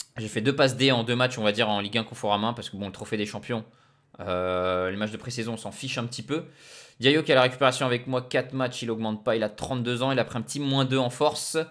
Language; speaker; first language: French; native; French